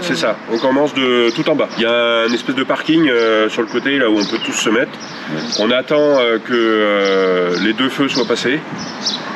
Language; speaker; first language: French; native; French